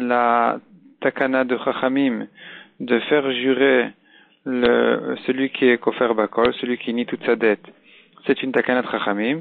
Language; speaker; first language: French; native; French